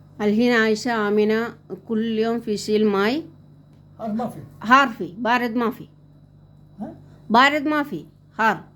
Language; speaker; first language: Arabic; non-native, learner; Malayalam